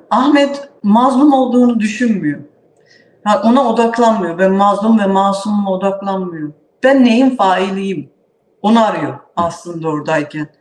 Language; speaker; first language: Turkish; native; Turkish